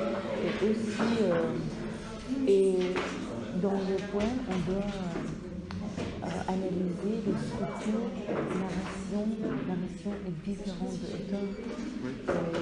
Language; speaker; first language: French; non-native, learner; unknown